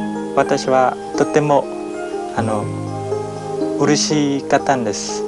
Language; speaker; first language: Japanese; non-native, learner; Khmer